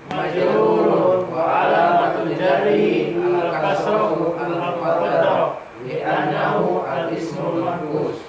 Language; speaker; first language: Arabic; non-native, learner; Indonesian